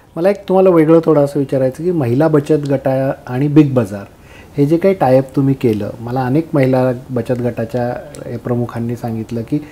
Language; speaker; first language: Marathi; native; Marathi